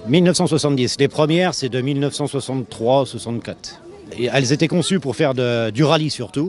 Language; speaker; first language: French; native; French